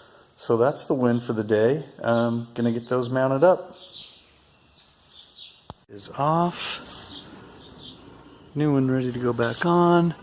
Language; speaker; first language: English; native; English